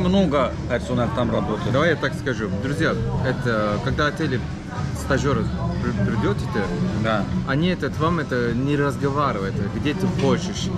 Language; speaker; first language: Russian; non-native, learner; Turkish